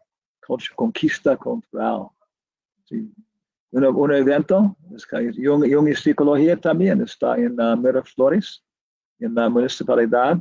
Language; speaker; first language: Spanish; non-native, learner; English